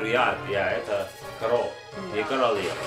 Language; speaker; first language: Russian; non-native, learner; English